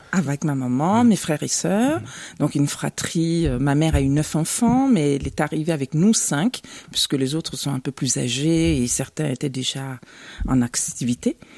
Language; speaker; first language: French; early bilingual, other home language; Bambara